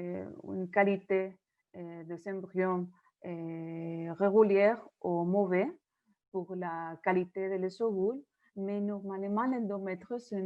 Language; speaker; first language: French; non-native, learner; Spanish